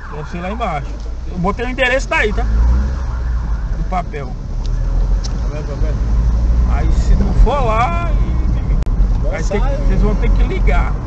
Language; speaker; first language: Portuguese; native; Portuguese